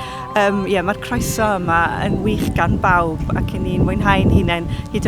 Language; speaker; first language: Welsh; native; Welsh